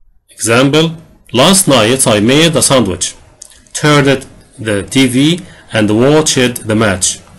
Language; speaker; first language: English; non-native, fluent; Arabic